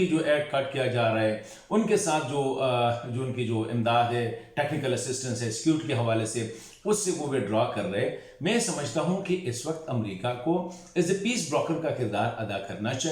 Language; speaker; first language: Hindi; non-native, local second language; Pashto